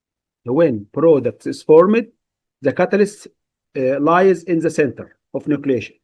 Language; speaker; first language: English; non-native, fluent; Arabic